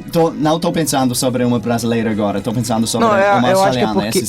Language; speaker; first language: Portuguese; non-native, fluent; English